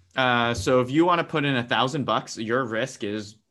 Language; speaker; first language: English; native; English